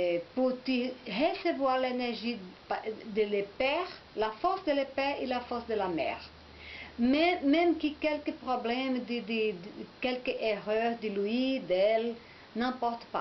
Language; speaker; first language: French; non-native, learner; Portuguese